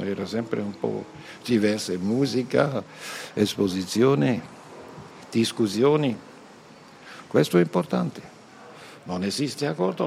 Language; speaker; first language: Italian; non-native, learner; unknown